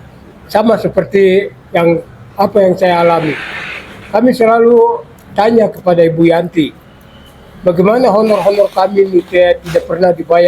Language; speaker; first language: Indonesian; non-native, local second language; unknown